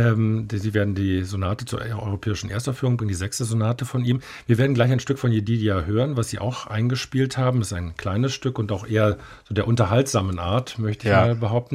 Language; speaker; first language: German; native; German